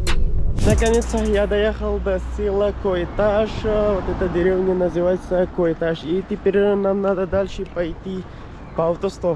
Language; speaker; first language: Russian; non-native, learner; Urdu